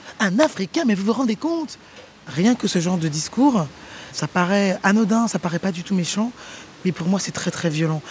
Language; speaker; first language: French; native; French